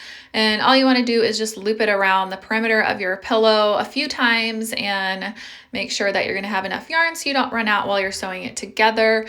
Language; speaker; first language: English; native; English